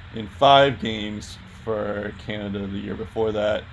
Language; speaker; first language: English; native; English